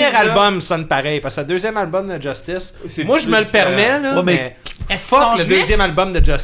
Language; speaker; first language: French; native; French